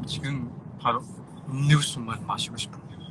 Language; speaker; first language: Korean; non-native, learner; Chinese